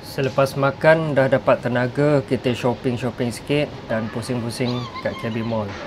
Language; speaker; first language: Malay; non-native, fluent; Western Cham